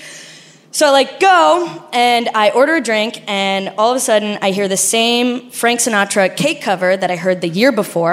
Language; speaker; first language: English; non-native, fluent; Spanish